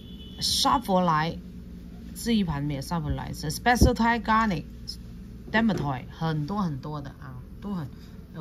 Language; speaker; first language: Chinese; non-native, local second language; Cantonese